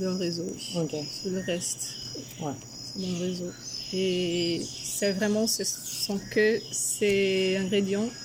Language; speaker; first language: French; non-native, fluent; Portuguese